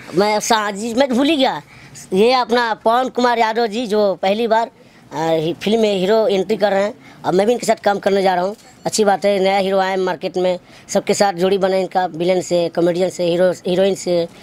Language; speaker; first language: Hindi; native; Hindi